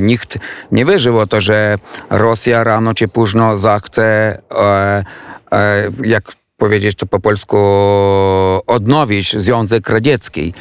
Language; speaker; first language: Polish; non-native, fluent; Ukrainian